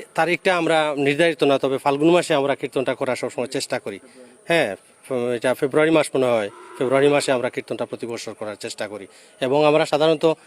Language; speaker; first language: Bangla; native; Bangla